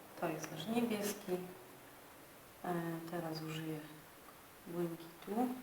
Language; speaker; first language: Polish; native; Polish